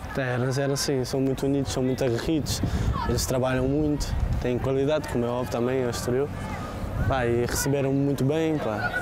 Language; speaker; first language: Portuguese; native; Portuguese